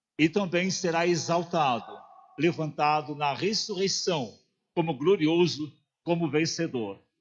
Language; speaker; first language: Portuguese; native; Portuguese